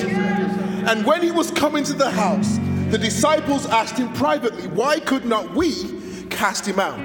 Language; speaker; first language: English; native; English